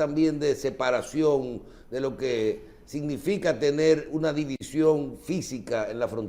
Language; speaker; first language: Spanish; native; Spanish